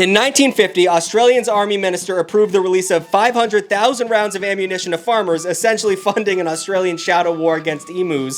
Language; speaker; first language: English; native; English